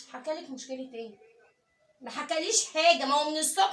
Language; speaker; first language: Arabic; native; Arabic